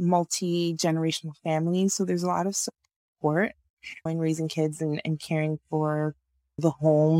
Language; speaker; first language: English; non-native, local second language; Yoruba